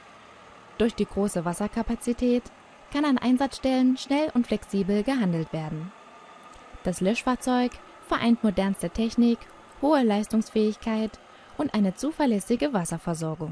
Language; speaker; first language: German; native; German